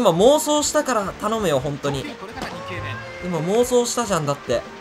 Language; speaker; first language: Japanese; native; Japanese